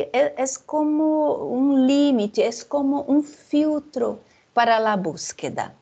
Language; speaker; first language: Spanish; non-native, fluent; Portuguese